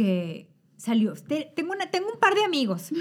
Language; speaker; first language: Spanish; native; Spanish